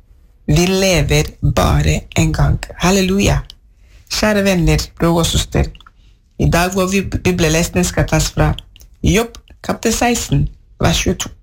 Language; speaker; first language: Norwegian; non-native, learner; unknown